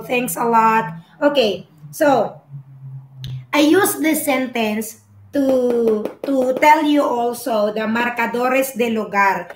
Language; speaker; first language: English; non-native, local second language; Filipino